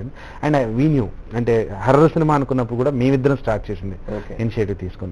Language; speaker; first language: Telugu; native; Telugu